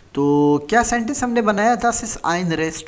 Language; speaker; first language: German; non-native, fluent; Hindi